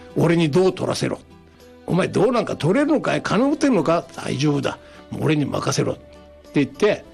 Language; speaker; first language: Japanese; native; Japanese